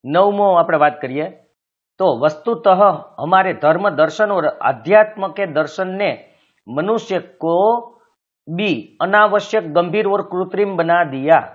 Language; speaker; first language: Hindi; non-native, local second language; Gujarati